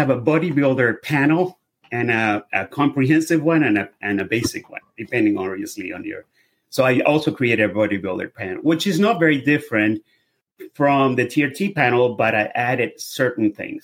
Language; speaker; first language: English; non-native, fluent; Spanish